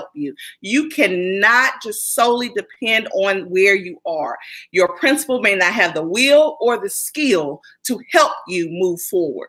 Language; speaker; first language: English; native; English